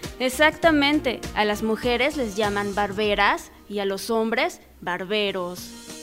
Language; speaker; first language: Spanish; native; Spanish